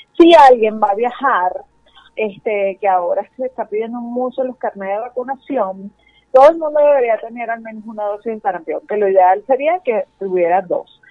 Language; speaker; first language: Spanish; native; Spanish